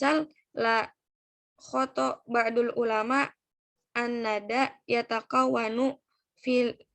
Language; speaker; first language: Arabic; non-native, learner; Indonesian